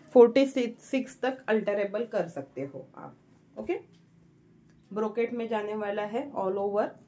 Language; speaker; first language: Hindi; non-native, local second language; Marathi